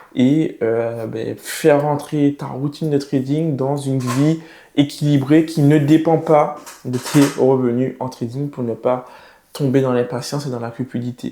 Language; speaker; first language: French; native; French